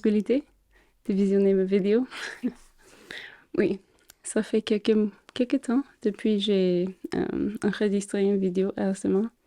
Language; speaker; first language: French; non-native, fluent; English